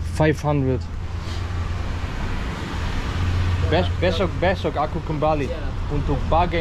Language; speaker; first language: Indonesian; non-native, learner; German